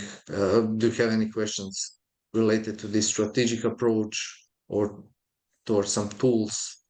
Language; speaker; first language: English; non-native, fluent; Croatian